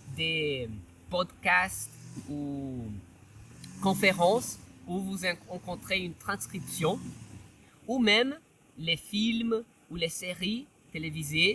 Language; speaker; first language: French; non-native, fluent; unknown